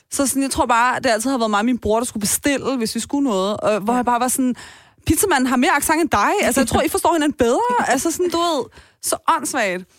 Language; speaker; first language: Danish; early bilingual, other home language; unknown